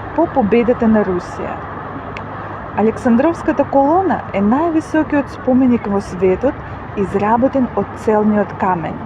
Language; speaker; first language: Macedonian; non-native, fluent; Russian